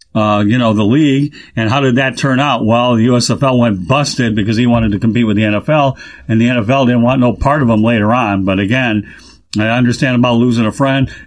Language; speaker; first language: English; native; English